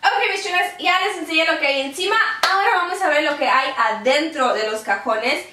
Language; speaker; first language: Spanish; early bilingual, heritage; Spanish